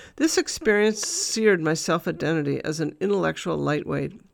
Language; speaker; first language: English; native; English